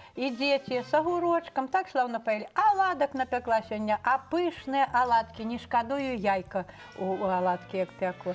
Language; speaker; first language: Belarusian; non-native, local second language; Russian